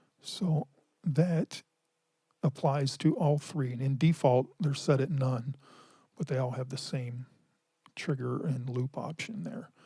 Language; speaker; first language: English; native; English